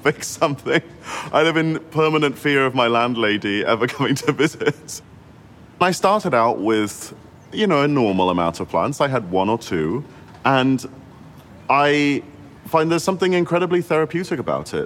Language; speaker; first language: English; native; English